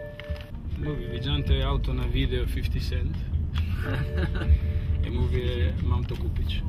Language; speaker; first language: Polish; non-native, learner; Italian